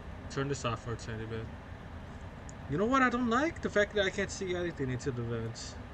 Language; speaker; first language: English; early bilingual, other home language; Spanish